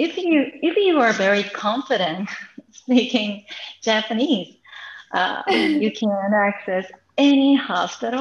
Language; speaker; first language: English; non-native, fluent; Japanese